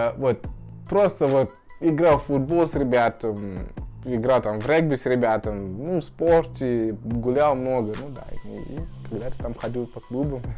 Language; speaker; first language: Russian; non-native, fluent; Tswana